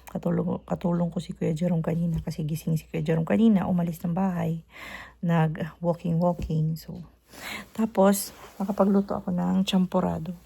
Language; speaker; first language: Filipino; non-native, local second language; Cebuano